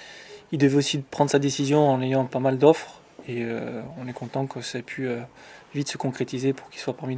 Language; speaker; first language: French; native; French